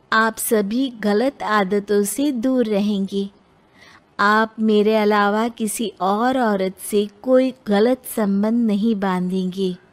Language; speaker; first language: Hindi; native; Hindi